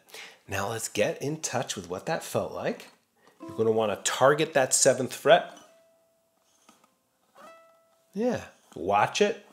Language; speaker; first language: English; native; English